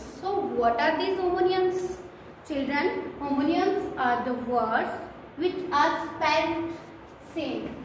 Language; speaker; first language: English; non-native, local second language; Hindi